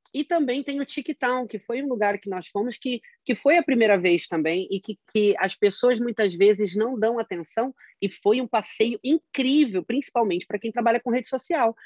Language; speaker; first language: Portuguese; native; Portuguese